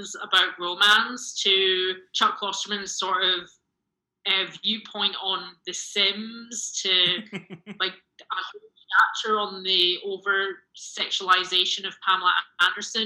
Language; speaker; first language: English; native; English